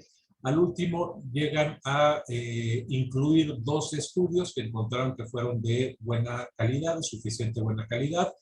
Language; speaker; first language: Spanish; native; Spanish